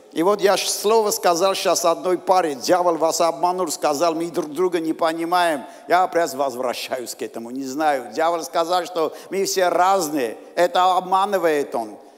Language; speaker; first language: Russian; non-native, local second language; Armenian